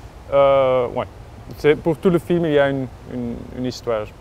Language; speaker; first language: French; non-native, local second language; Dutch